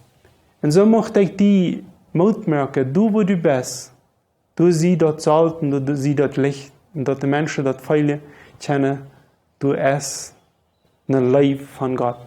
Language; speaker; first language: German; non-native, local second language; Low German